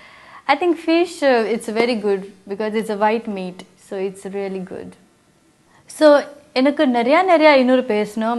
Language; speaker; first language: Tamil; non-native, learner; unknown